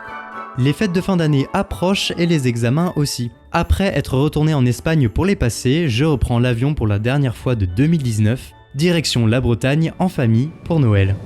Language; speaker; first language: French; native; French